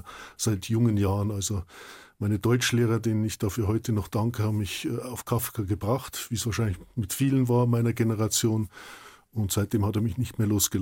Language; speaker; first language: German; native; German